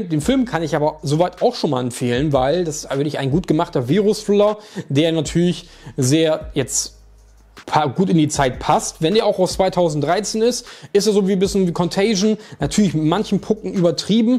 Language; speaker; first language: German; native; German